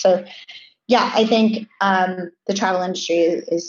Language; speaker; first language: English; native; English